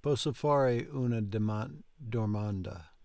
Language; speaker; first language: Italian; non-native, learner; English